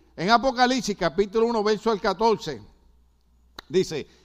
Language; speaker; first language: Spanish; native; Spanish